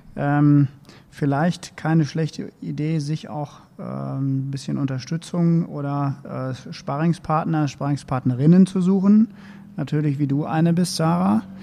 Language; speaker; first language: German; native; German